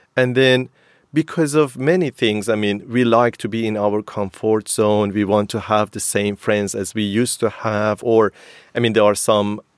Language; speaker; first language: English; non-native, fluent; Persian